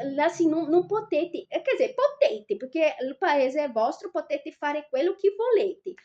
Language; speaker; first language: Italian; non-native, fluent; Portuguese